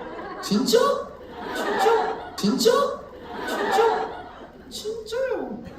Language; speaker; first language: Korean; non-native, learner; Japanese